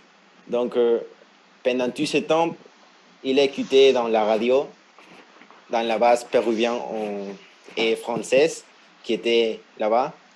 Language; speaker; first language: French; non-native, fluent; Spanish